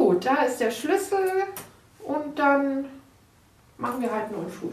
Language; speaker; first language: German; native; German